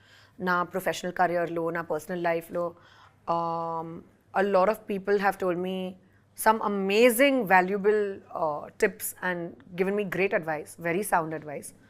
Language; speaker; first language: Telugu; non-native, local second language; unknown